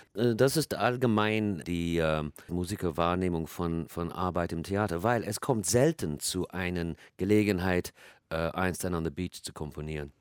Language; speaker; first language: German; non-native, fluent; English